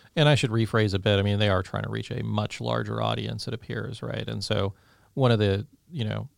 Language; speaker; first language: English; native; English